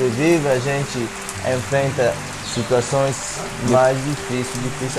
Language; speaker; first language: Portuguese; non-native, fluent; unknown